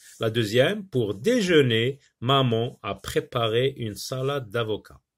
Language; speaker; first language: French; non-native, local second language; Arabic